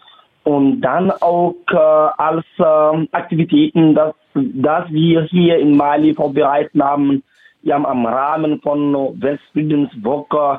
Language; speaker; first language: German; non-native, fluent; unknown